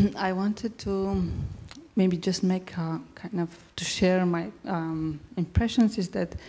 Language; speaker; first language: English; non-native, fluent; Bulgarian